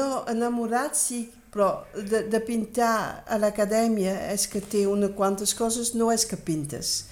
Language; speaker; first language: Catalan; early bilingual, heritage; Catalan